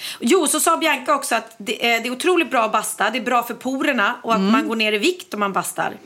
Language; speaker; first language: Swedish; native; Swedish